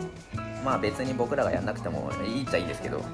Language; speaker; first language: Japanese; native; Japanese